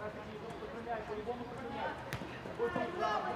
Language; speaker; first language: Russian; native; Russian